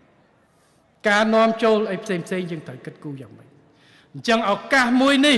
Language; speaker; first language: Khmer; native; Khmer